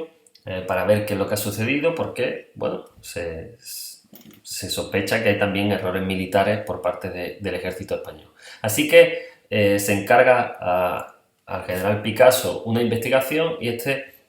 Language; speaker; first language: Spanish; native; Spanish